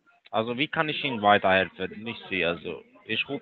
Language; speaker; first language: German; non-native, learner; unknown